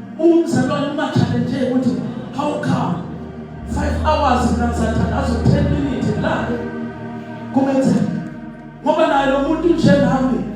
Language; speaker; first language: Zulu; native; Zulu